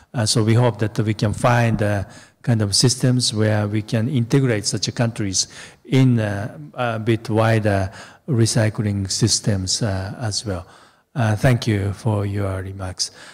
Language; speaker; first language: English; non-native, fluent; Japanese